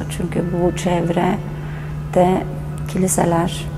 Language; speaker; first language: Turkish; early bilingual, other home language; German